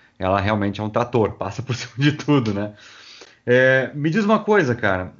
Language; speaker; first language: Portuguese; native; Portuguese